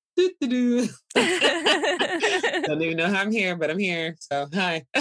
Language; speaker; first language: English; early bilingual, other home language; Yoruba